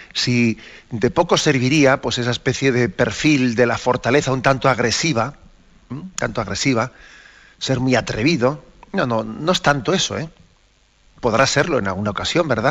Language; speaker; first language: Spanish; native; Spanish